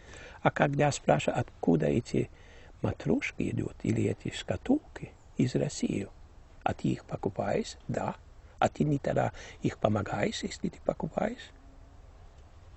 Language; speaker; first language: Russian; early bilingual, heritage; Russian